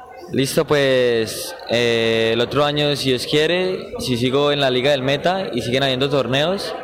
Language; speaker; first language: Spanish; native; Spanish